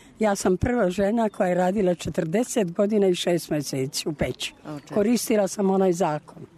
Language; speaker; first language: Serbian; native; Serbian